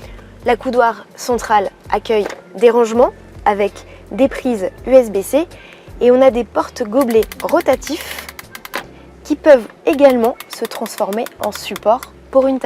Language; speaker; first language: French; native; French